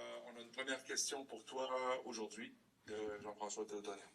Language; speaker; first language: French; native; French